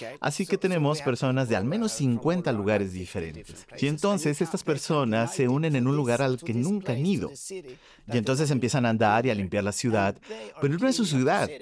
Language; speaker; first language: Spanish; non-native, fluent; Swedish